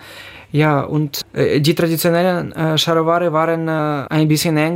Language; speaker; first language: German; non-native, fluent; Ukrainian